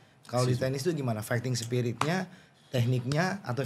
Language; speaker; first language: Indonesian; native; Indonesian